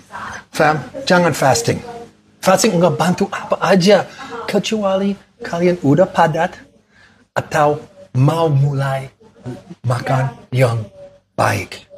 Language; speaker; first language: Indonesian; non-native, learner; English